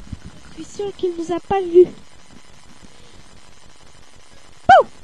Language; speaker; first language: French; native; French